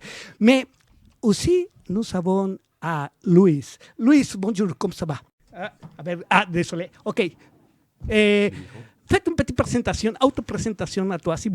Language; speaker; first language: French; non-native, learner; Spanish